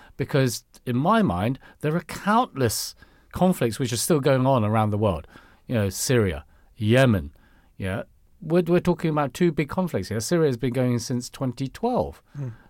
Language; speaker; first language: English; non-native, local second language; Cantonese